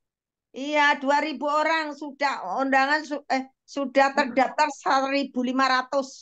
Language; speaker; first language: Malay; non-native, local second language; Javanese